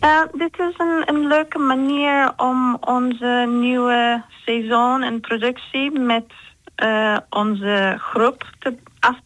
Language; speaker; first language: Dutch; non-native, fluent; Turkish